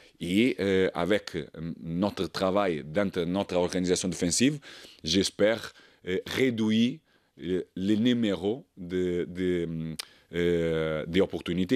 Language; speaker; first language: French; non-native, learner; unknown